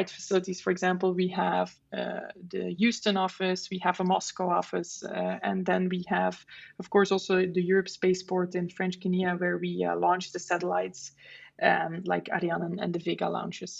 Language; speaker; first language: English; non-native, fluent; Dutch